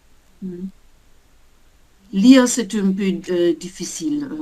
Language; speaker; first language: French; non-native, learner; German